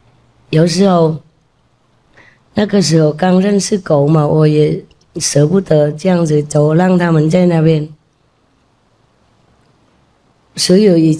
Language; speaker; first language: Chinese; non-native, fluent; Vietnamese